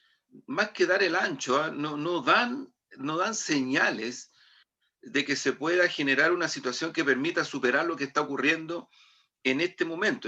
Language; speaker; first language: Spanish; native; Spanish